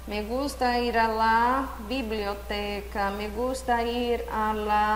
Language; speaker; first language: Spanish; non-native, fluent; Portuguese